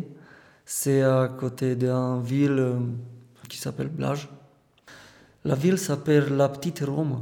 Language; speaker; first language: French; non-native, fluent; Romanian